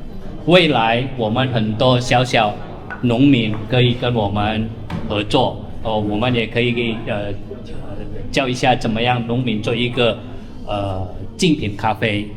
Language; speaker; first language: Chinese; non-native, learner; Indonesian